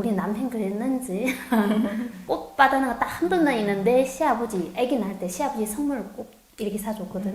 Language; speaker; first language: Korean; non-native, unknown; Chinese